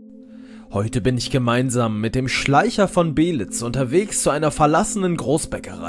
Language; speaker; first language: German; native; German